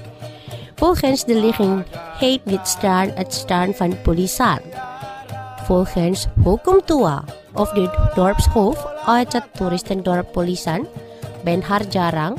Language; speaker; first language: Dutch; non-native, fluent; Indonesian